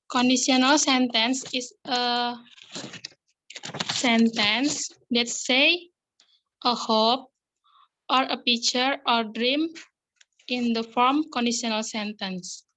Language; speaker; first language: English; non-native, learner; Indonesian